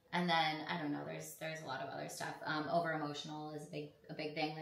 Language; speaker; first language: English; native; English